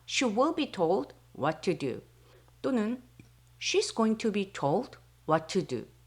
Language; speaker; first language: English; non-native, fluent; Korean